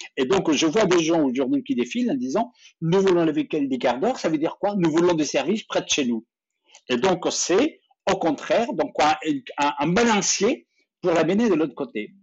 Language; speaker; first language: French; non-native, fluent; Spanish